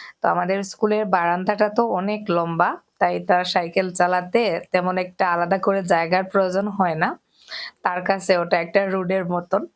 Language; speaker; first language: Bangla; native; Bangla